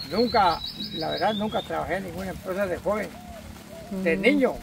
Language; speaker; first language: Spanish; native; Spanish